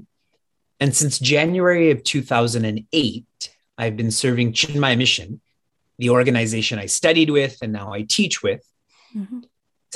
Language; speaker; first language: English; native; English